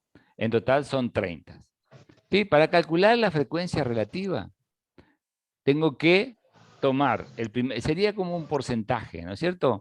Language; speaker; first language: Spanish; native; Spanish